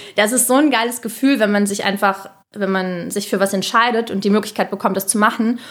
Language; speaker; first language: German; early bilingual, other home language; Russian